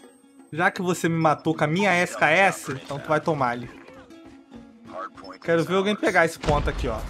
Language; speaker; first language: Portuguese; native; Portuguese